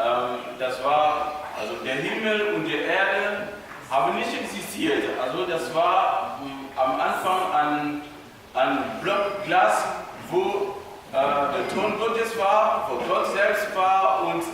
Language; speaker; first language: German; non-native, fluent; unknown